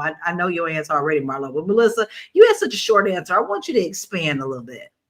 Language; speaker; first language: English; native; English